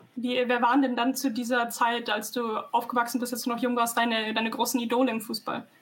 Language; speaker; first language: German; native; German